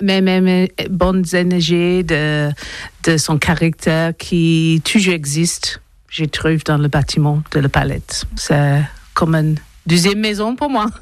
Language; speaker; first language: French; non-native, learner; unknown